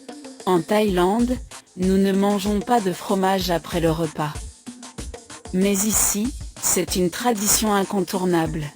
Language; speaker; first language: French; non-native, fluent; Thai